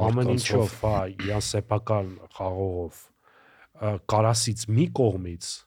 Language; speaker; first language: Armenian; native; Armenian